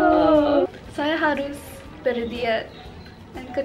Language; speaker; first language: Indonesian; non-native, learner; English